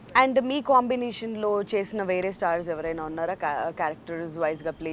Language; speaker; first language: Telugu; native; Telugu